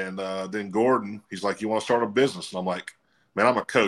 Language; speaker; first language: English; native; English